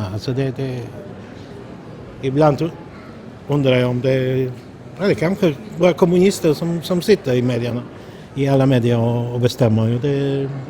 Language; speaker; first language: Swedish; non-native, fluent; Polish